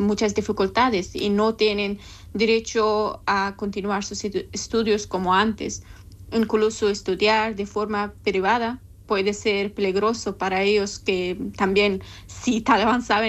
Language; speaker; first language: Spanish; non-native, learner; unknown